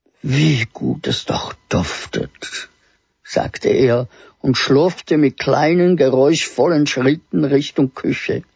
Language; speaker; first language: German; native; German